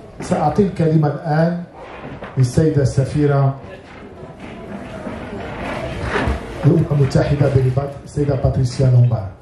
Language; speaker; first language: Arabic; native; Arabic